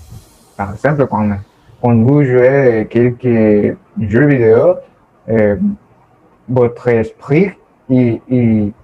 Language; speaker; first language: French; non-native, learner; Spanish